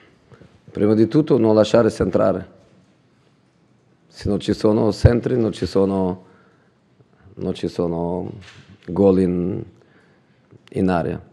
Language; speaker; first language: Italian; non-native, fluent; Portuguese